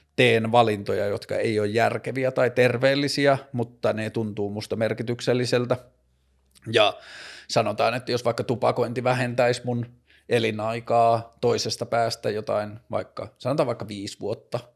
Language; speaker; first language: Finnish; native; Finnish